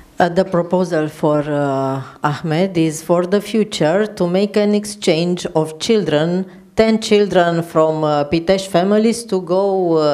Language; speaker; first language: English; non-native, fluent; Romanian